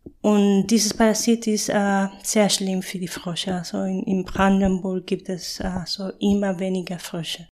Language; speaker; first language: German; non-native, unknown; Spanish